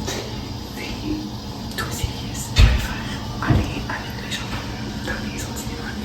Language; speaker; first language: French; native; French